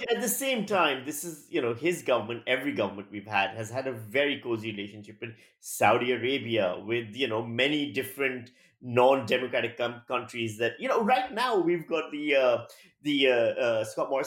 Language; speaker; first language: English; non-native, local second language; Urdu